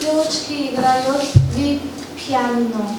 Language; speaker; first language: Russian; non-native, learner; Mongolian